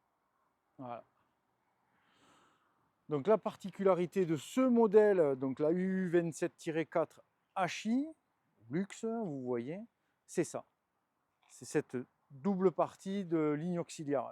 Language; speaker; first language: French; native; French